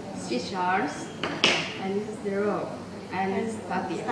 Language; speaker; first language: English; non-native, learner; Indonesian